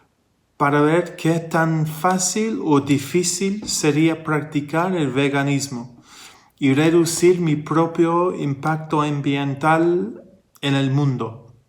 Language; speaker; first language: Spanish; non-native, fluent; English